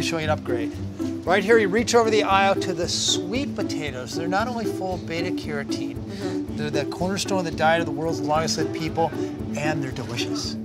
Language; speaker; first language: English; native; English